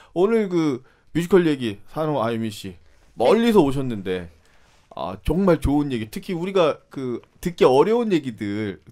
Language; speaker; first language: Korean; native; Korean